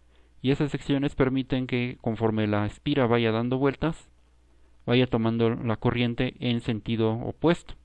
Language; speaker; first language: Spanish; native; Spanish